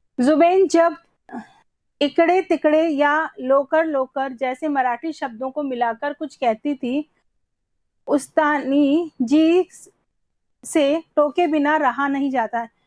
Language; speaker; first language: Hindi; native; Hindi